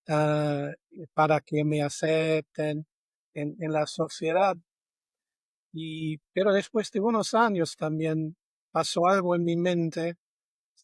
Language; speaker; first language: Spanish; non-native, fluent; German